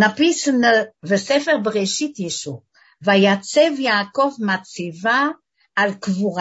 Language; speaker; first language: Russian; early bilingual, heritage; Russian